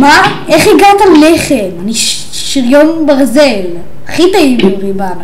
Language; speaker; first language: Hebrew; native; Hebrew